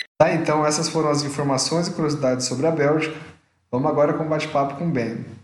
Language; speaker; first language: Portuguese; native; Portuguese